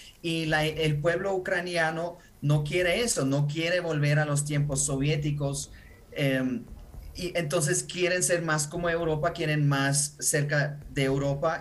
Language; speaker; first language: Spanish; non-native, fluent; Ukrainian